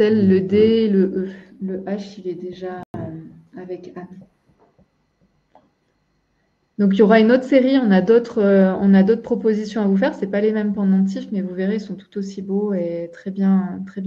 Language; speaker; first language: French; native; French